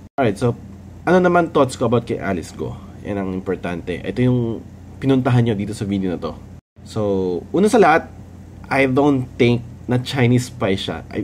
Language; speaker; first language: Filipino; native; Filipino